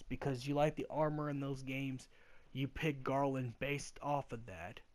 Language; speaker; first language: English; native; English